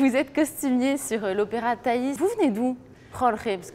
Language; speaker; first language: French; native; French